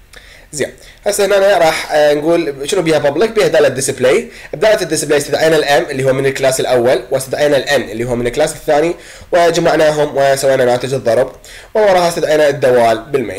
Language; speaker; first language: Arabic; native; Arabic